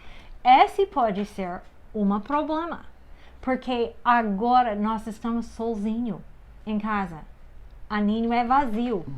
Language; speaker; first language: Portuguese; non-native, fluent; English